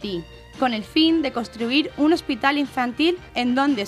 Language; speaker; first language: Spanish; native; Spanish